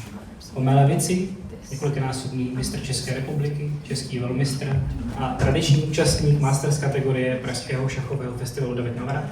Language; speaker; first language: Czech; native; Czech